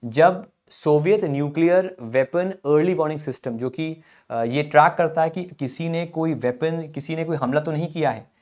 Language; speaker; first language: Hindi; native; Hindi